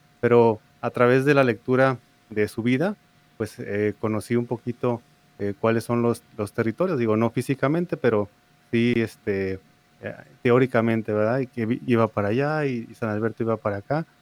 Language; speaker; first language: Spanish; native; Spanish